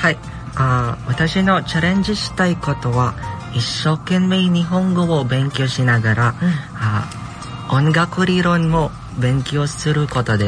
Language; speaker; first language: Japanese; non-native, learner; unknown